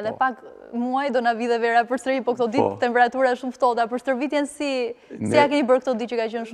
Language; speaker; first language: Albanian; native; Albanian